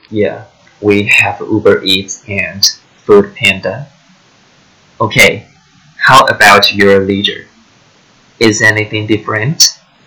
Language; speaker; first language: English; non-native, fluent; Chinese